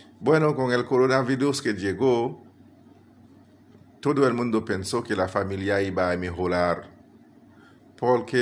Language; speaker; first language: Spanish; non-native, fluent; Haitian Creole